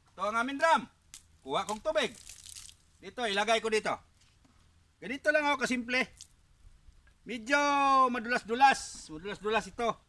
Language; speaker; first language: Filipino; non-native, local second language; Cebuano